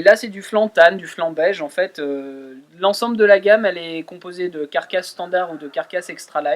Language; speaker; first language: French; native; French